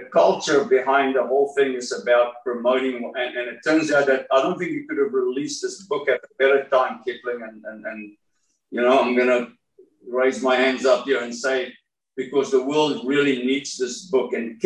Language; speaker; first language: English; native; English